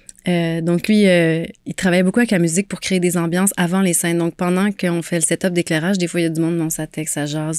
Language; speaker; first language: French; native; French